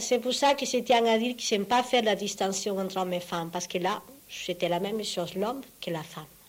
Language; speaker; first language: French; non-native, fluent; Spanish